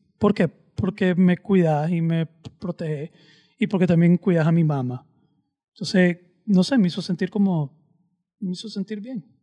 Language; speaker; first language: Spanish; native; Spanish